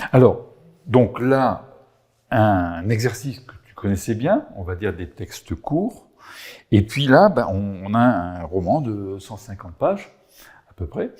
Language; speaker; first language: French; native; French